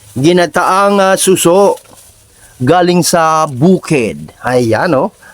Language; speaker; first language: Filipino; native; Filipino